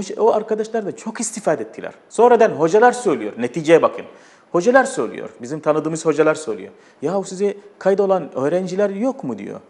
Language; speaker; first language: Turkish; non-native, fluent; Arabic